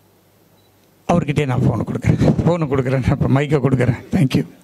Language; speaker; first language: Tamil; native; Tamil